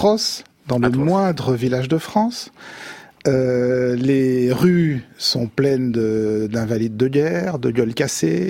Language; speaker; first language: French; native; French